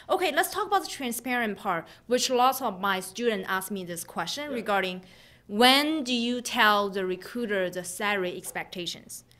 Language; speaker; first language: English; non-native, fluent; Chinese